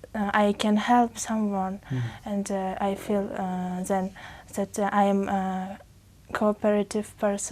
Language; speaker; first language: English; non-native, learner; Uzbek